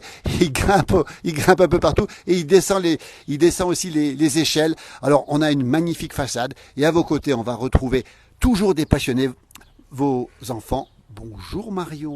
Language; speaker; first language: French; native; French